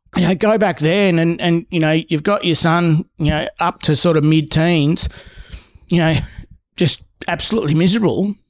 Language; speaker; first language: English; native; English